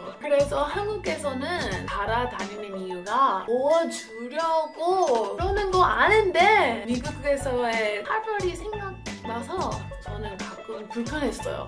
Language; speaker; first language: Korean; non-native, fluent; English